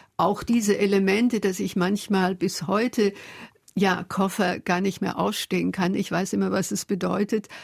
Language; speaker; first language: German; early bilingual, other home language; Hungarian